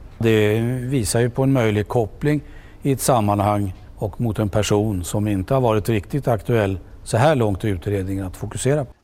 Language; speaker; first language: Swedish; native; Swedish